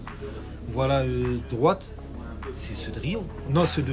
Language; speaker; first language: French; native; French